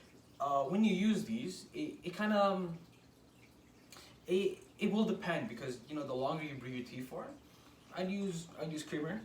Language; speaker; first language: English; native; English